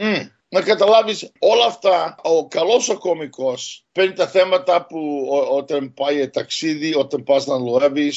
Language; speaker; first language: Greek; early bilingual, heritage; Greek